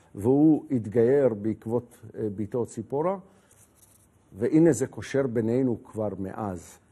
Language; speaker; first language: Hebrew; native; Hebrew